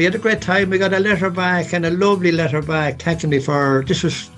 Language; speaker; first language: English; native; English